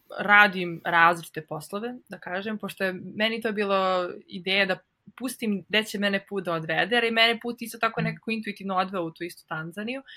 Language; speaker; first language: Serbian; native; Serbian